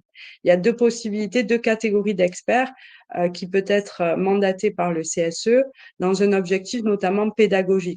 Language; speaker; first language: French; native; French